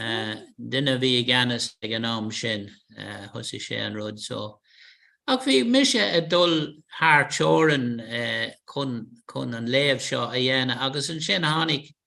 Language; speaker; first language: Irish; non-native, local second language; English